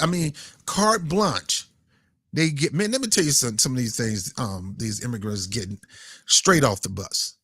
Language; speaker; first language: English; native; English